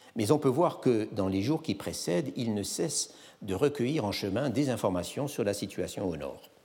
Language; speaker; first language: French; native; French